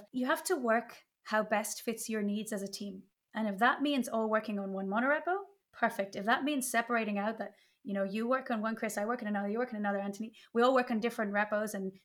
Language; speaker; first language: English; native; English